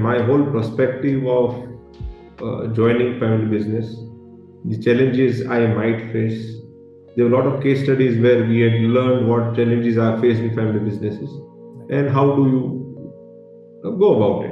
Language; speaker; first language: English; non-native, local second language; Gujarati